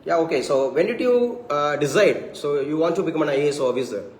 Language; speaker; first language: English; non-native, local second language; Tamil